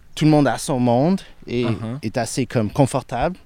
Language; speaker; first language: French; non-native, local second language; English